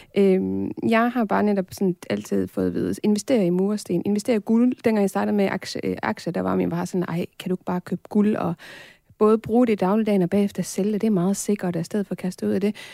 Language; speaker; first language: Danish; early bilingual, other home language; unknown